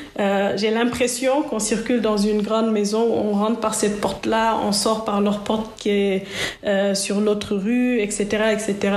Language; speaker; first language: French; non-native, local second language; Wolof